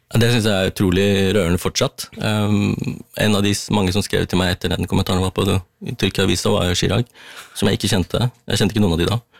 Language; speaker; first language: Norwegian; early bilingual, other home language; Tamil